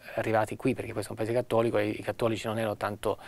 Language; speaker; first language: Italian; native; Italian